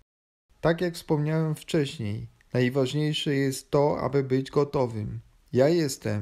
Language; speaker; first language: Polish; native; Polish